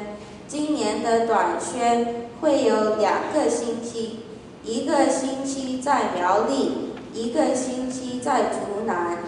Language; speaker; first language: Chinese; early bilingual, heritage; Chinese